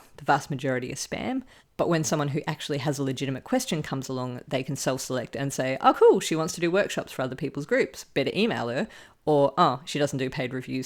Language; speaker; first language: English; native; English